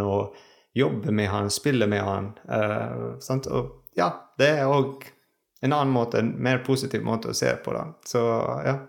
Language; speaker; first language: Norwegian; non-native, fluent; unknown